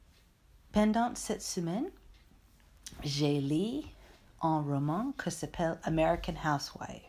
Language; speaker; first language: French; non-native, learner; English